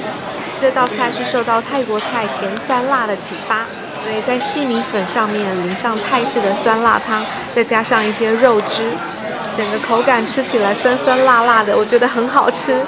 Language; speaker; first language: Chinese; native; Chinese